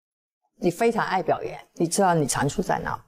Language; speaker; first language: Chinese; non-native, local second language; Cantonese